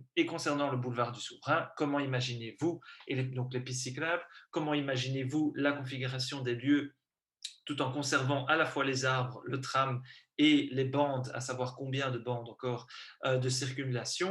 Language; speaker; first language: French; native; French